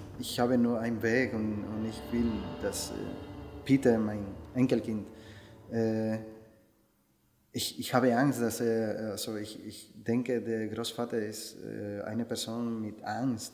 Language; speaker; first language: German; non-native, learner; Spanish